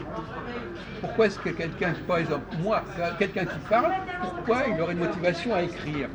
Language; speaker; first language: French; native; French